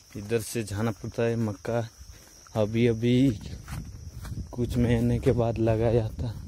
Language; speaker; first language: Hindi; non-native, local second language; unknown